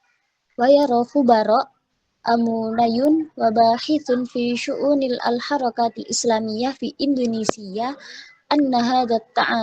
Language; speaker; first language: Arabic; non-native, learner; Indonesian